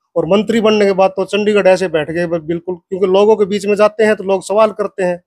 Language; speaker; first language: Hindi; native; Hindi